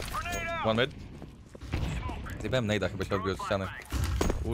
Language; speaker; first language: Polish; native; Polish